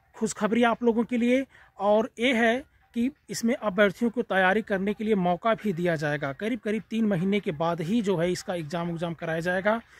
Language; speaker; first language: Hindi; native; Hindi